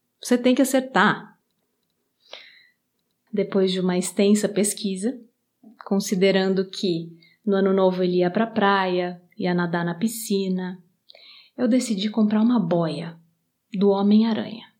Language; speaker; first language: Portuguese; native; Portuguese